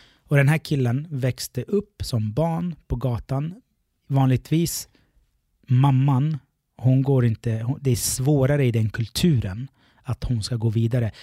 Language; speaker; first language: Swedish; early bilingual, other home language; Arabic